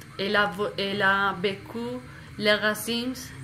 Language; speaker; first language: French; non-native, fluent; Spanish